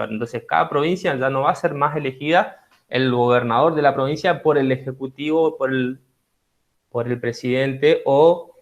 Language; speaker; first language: Spanish; native; Spanish